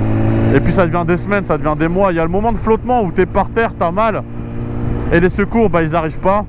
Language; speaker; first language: French; native; French